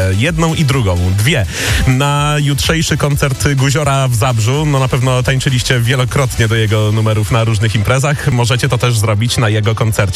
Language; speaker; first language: Polish; native; Polish